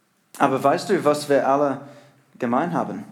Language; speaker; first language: German; non-native, learner; English